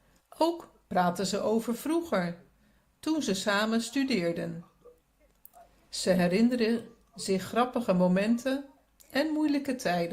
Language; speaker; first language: Dutch; non-native, learner; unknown